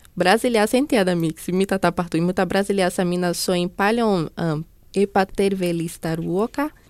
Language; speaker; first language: Finnish; non-native, learner; Portuguese